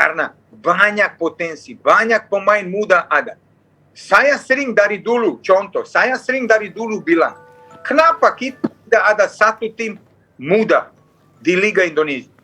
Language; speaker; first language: Indonesian; non-native, fluent; Serbian